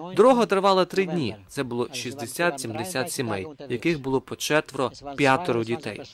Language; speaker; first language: Ukrainian; non-native, local second language; German